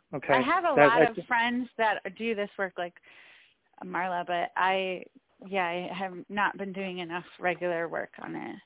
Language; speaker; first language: English; native; English